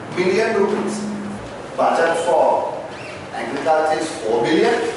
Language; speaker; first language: English; non-native, local second language; Sinhala